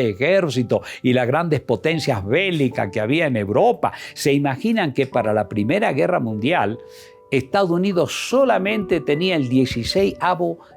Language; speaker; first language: Spanish; native; Spanish